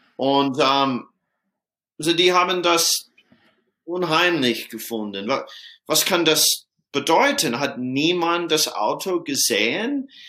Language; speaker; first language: German; non-native, fluent; English